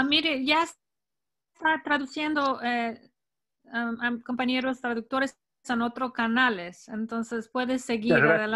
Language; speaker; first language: Spanish; non-native, fluent; English